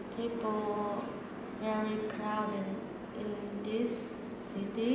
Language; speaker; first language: English; non-native, learner; Vietnamese